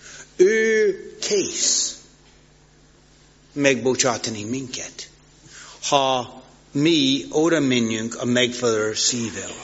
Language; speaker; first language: Hungarian; non-native, fluent; English